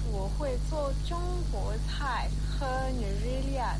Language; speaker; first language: Chinese; non-native, learner; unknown